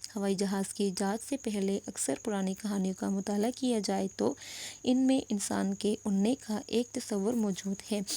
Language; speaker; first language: Urdu; non-native, local second language; Pashto